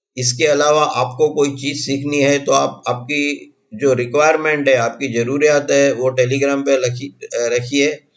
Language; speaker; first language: Hindi; non-native, local second language; Gujarati